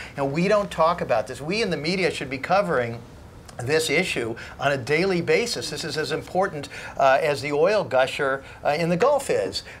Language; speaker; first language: English; native; English